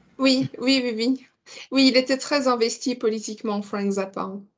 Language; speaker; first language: French; non-native, learner; English